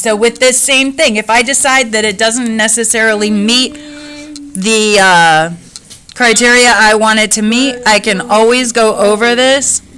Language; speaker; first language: English; native; English